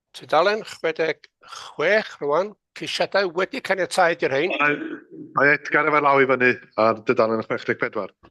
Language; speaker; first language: Welsh; native; Welsh